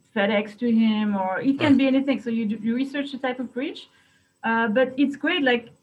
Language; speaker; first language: English; non-native, fluent; French